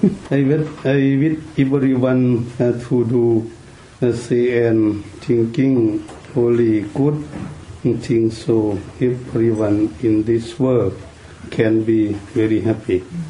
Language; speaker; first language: English; non-native, learner; Thai